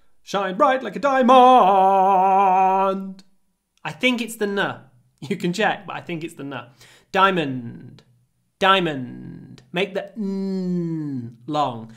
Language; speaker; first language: English; native; English